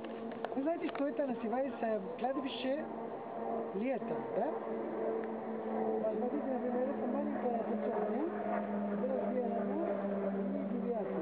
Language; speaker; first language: Russian; non-native, learner; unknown